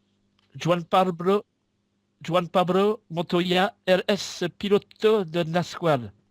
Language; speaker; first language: Spanish; non-native, learner; French